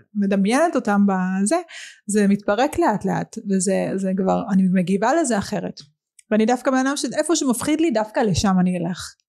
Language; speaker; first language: Hebrew; early bilingual, other home language; Arabic